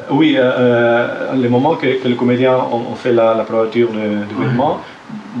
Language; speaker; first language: French; non-native, fluent; Spanish